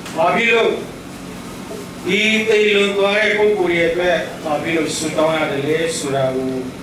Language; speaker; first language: Burmese; non-native, local second language; Tedim Chin